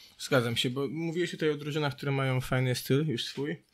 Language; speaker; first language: Polish; native; Polish